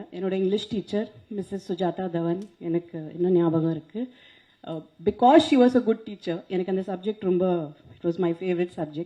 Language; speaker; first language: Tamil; non-native, local second language; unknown